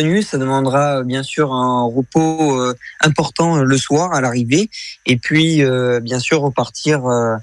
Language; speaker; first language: French; native; French